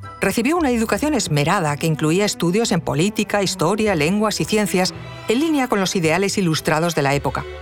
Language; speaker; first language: Spanish; native; Spanish